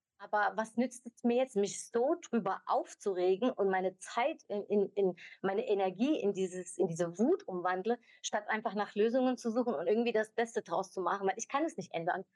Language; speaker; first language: German; early bilingual, other home language; Albanian